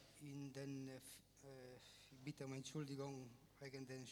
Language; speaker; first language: German; non-native, fluent; Italian